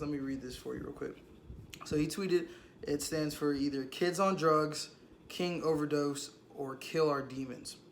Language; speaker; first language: English; native; English